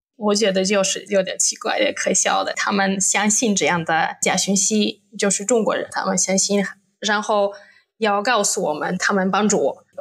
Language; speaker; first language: Chinese; non-native, fluent; Polish